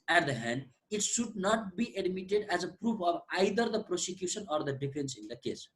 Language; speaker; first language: English; non-native, local second language; Nepali